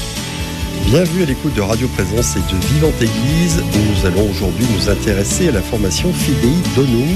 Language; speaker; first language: French; native; French